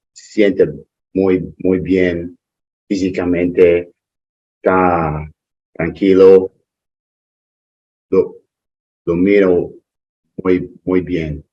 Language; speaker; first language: Spanish; non-native, learner; English